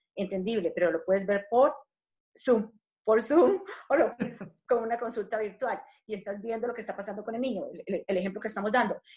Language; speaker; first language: Spanish; native; Spanish